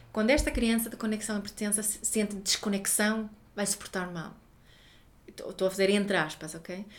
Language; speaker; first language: Portuguese; non-native, fluent; Swedish